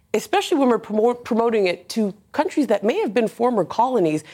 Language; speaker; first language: English; native; English